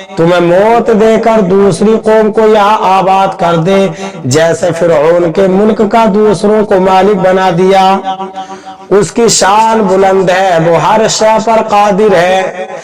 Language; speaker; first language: Urdu; native; Urdu